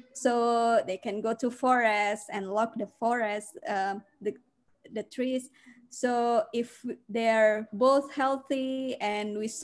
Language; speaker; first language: English; non-native, fluent; Indonesian